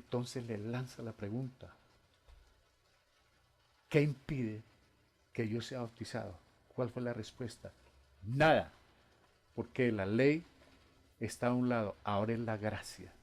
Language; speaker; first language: Spanish; native; Spanish